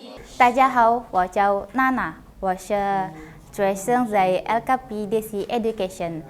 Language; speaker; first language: Chinese; non-native, learner; Indonesian